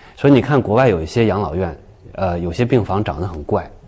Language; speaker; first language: Chinese; native; Chinese